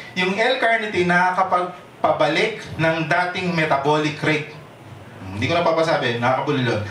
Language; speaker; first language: Filipino; native; Filipino